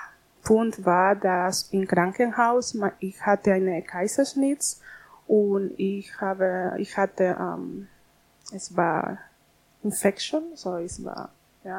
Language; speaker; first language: German; non-native, learner; Spanish